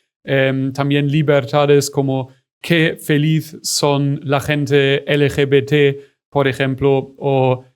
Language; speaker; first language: Spanish; non-native, fluent; German